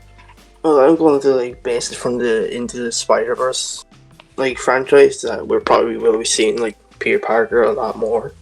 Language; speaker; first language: English; native; English